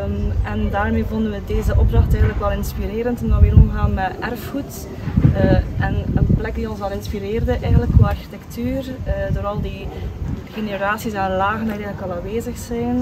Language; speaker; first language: Dutch; native; Dutch